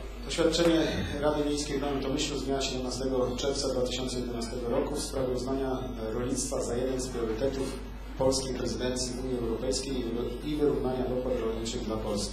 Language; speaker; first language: Polish; native; Polish